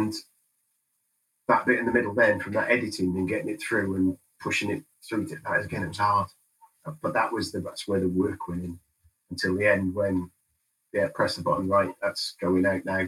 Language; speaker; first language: English; native; English